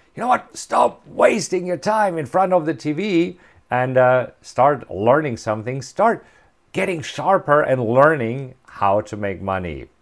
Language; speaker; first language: English; non-native, fluent; German